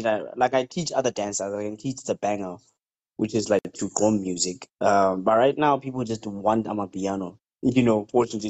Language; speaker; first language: English; non-native, local second language; Tswana